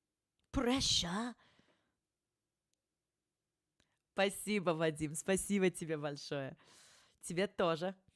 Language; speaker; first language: Russian; early bilingual, heritage; Russian